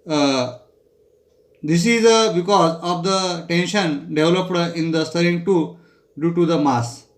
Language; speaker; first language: English; non-native, local second language; Marathi